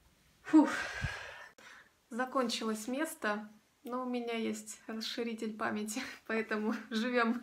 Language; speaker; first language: Russian; native; Russian